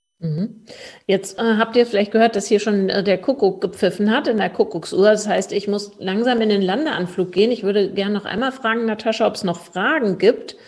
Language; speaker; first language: German; native; German